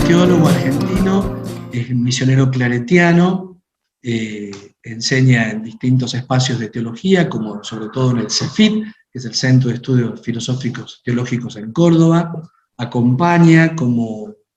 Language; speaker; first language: Spanish; native; Spanish